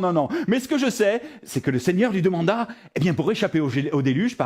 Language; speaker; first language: French; native; French